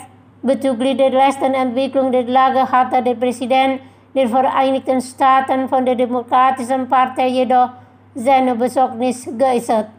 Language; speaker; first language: German; non-native, fluent; Indonesian